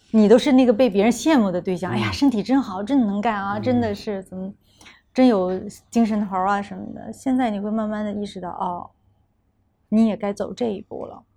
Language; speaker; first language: Chinese; native; Chinese